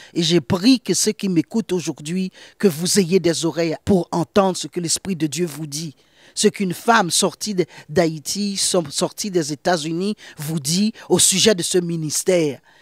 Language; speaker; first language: French; non-native, local second language; Haitian Creole